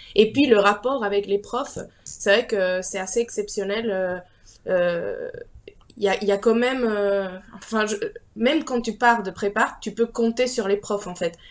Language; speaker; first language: French; non-native, fluent; Spanish